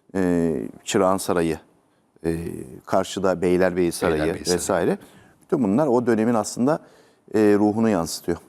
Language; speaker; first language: Turkish; native; Turkish